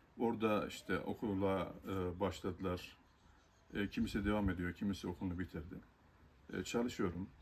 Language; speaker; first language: Turkish; native; Turkish